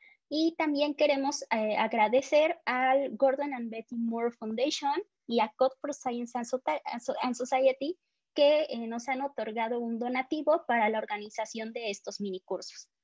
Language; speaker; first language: Spanish; native; Spanish